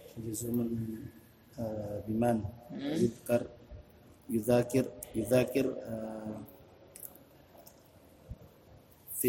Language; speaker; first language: Arabic; non-native, learner; Indonesian